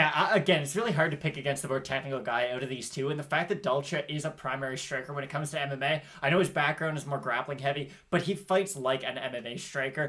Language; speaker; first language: English; native; English